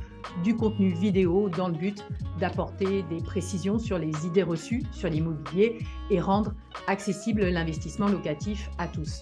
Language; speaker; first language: French; native; French